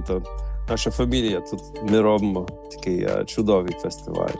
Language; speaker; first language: Ukrainian; early bilingual, heritage; Ukrainian